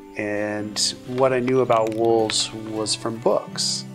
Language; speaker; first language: English; native; English